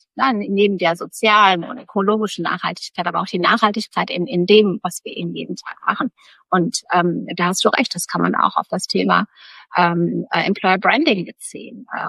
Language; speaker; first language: German; early bilingual, other home language; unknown